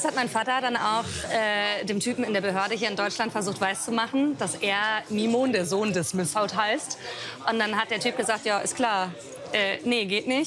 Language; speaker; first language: German; native; German